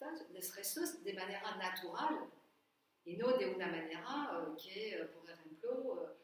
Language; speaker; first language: Spanish; non-native, learner; French